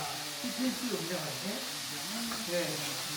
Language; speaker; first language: Japanese; native; Japanese